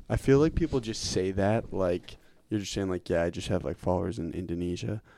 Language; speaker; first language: English; native; English